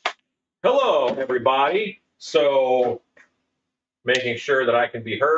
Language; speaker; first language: English; native; English